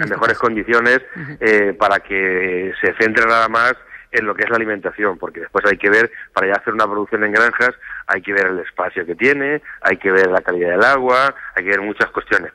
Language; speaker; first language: Spanish; native; Spanish